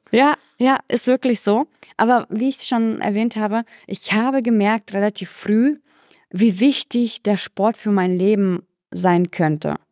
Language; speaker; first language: German; early bilingual, other home language; Russian